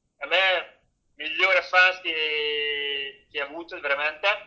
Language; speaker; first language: Italian; non-native, learner; Hungarian